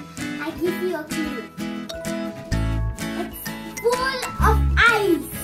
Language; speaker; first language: English; non-native, learner; Indonesian